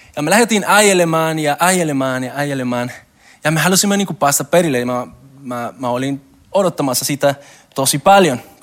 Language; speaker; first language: Finnish; non-native, learner; Spanish